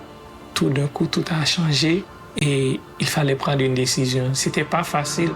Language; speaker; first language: French; non-native, local second language; Haitian Creole